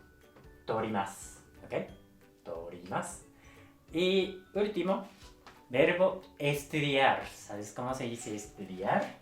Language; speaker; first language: Spanish; non-native, fluent; Japanese